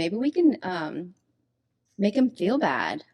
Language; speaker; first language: English; native; English